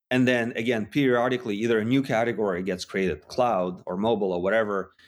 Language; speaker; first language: English; non-native, fluent; Russian